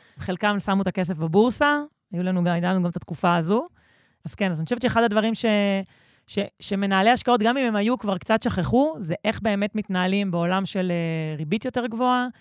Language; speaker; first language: Hebrew; native; Hebrew